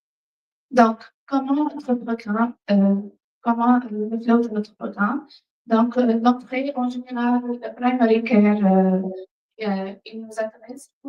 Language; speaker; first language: French; non-native, fluent; Arabic